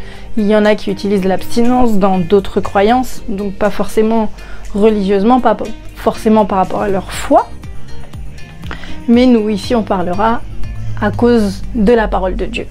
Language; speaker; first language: French; native; French